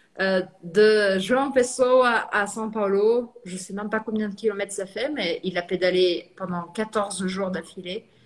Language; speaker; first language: French; early bilingual, heritage; French